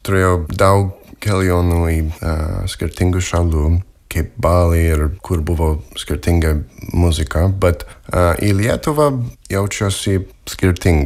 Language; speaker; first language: Lithuanian; non-native, learner; English